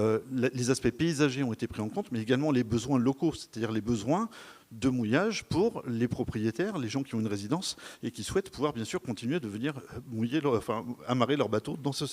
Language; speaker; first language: French; native; French